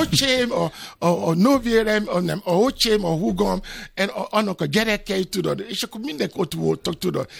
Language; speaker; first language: Hungarian; non-native, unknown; Yoruba